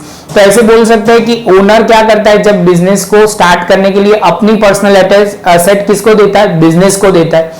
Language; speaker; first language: Hindi; non-native, local second language; Gujarati